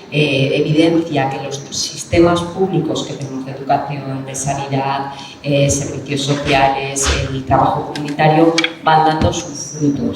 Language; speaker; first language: Spanish; native; Spanish